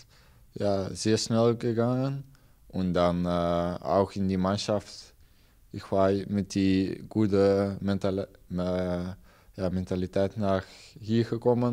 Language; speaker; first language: German; non-native, learner; Dutch